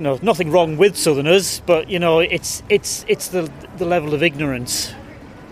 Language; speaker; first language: English; native; English